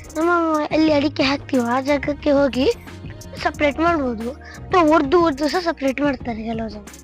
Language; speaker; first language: Kannada; non-native, local second language; Tulu